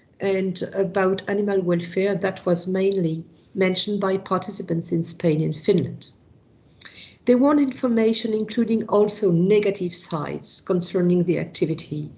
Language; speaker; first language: English; non-native, fluent; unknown